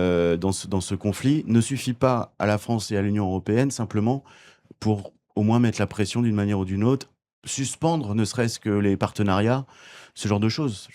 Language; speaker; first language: French; native; French